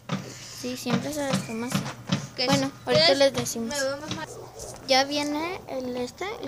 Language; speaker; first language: Spanish; native; Spanish